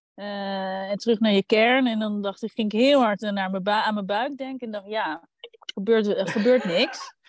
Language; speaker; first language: Dutch; native; Dutch